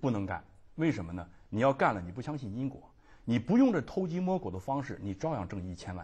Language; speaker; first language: Chinese; native; Chinese